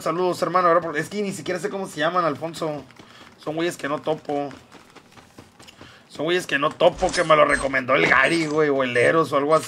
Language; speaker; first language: Spanish; native; Spanish